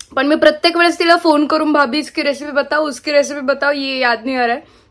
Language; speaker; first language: Hindi; non-native, local second language; Marathi